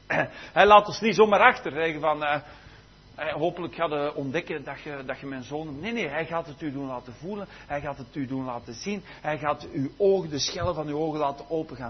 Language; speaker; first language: Dutch; native; Dutch